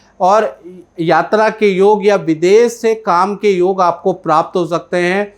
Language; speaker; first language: Hindi; native; Hindi